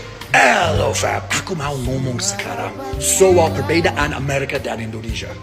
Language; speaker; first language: Indonesian; non-native, fluent; English